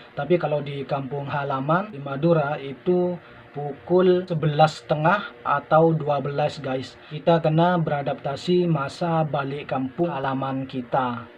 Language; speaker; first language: Indonesian; non-native, local second language; Madurese